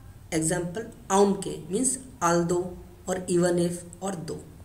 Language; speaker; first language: English; non-native, local second language; Hindi